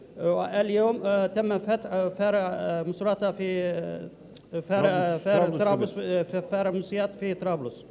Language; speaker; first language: Arabic; non-native, learner; Turkish